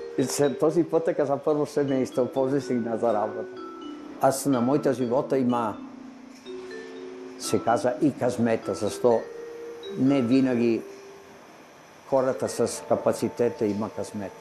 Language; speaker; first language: Bulgarian; non-native, learner; Italian